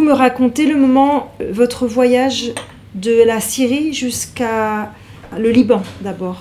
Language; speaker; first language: French; native; French